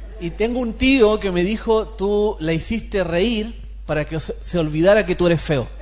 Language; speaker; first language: Spanish; native; Spanish